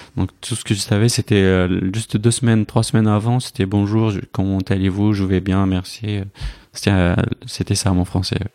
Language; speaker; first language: French; non-native, fluent; Arabic